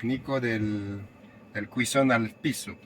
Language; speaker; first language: Spanish; non-native, learner; French